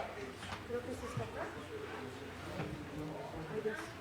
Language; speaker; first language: Spanish; native; Spanish